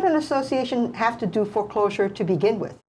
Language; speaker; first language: English; native; English